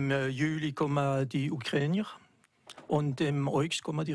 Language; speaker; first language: German; non-native, local second language; French